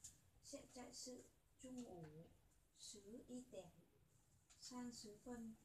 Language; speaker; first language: Chinese; non-native, learner; Vietnamese